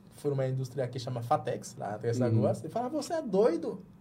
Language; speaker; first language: Portuguese; non-native, fluent; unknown